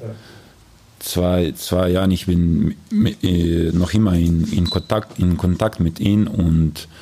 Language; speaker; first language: German; non-native, learner; Croatian